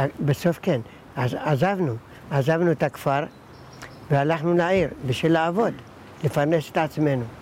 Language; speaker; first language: Hebrew; early bilingual, other home language; Arabic